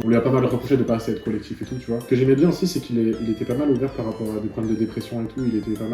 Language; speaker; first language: French; native; French